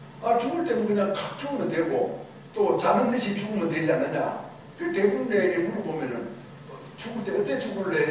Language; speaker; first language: Korean; native; Korean